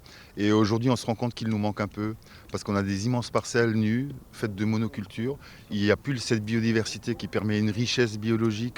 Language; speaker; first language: French; native; French